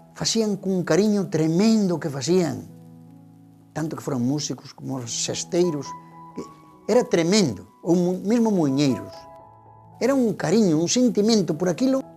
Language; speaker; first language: Galician; native; Galician